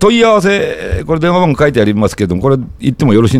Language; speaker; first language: Japanese; native; Japanese